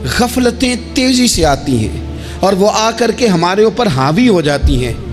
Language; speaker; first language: Urdu; non-native, local second language; Punjabi